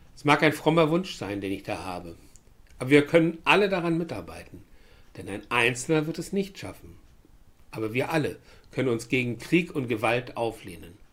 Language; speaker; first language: German; native; German